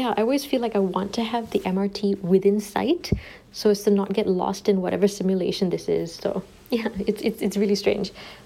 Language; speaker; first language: English; native; English